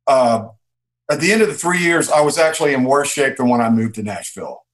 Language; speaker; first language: English; native; English